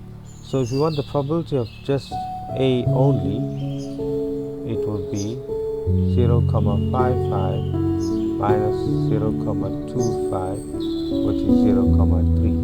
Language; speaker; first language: English; native; English